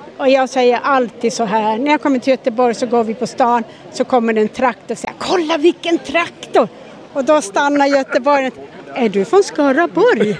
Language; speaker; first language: Swedish; native; Swedish